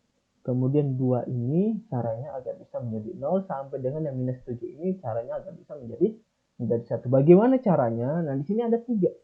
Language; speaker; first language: Indonesian; native; Indonesian